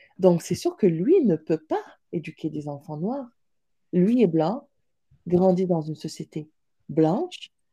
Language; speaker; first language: French; non-native, local second language; Wolof